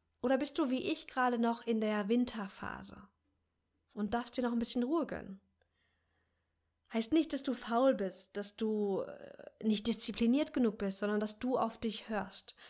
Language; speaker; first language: German; native; German